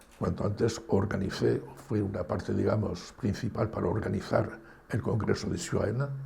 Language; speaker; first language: Spanish; native; Spanish